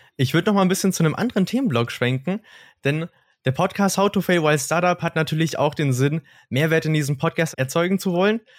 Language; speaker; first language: German; native; German